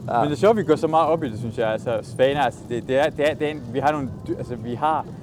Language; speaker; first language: Danish; early bilingual, other home language; Persian